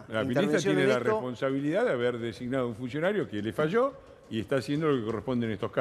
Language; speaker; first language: Spanish; native; Spanish